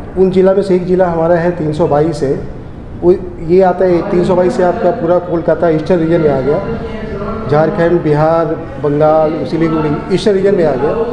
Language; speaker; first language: Hindi; native; Hindi